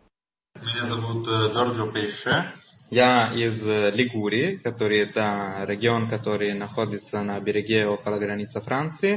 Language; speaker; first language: Russian; non-native, fluent; Italian